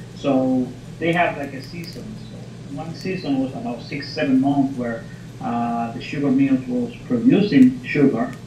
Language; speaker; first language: English; non-native, fluent; Spanish